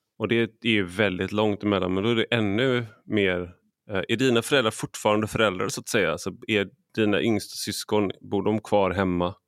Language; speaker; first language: Swedish; native; Swedish